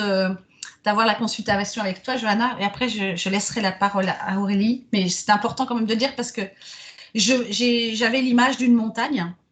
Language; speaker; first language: French; native; French